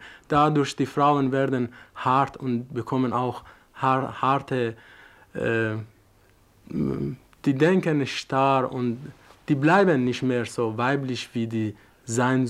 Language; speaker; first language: German; non-native, learner; Persian